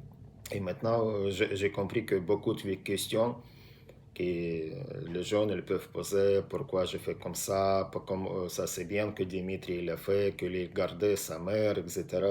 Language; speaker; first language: French; non-native, learner; Russian